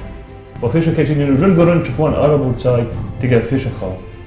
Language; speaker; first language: Chinese; non-native, learner; Arabic